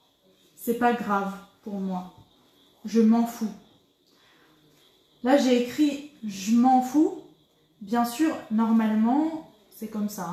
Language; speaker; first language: French; native; French